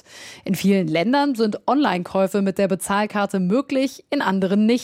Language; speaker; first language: German; native; German